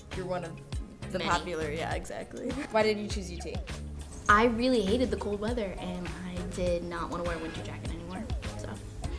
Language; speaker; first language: English; native; English